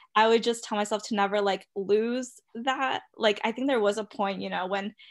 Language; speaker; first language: English; early bilingual, other home language; Spanish